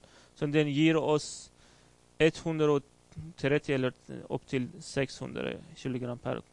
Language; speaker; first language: Norwegian; non-native, learner; Persian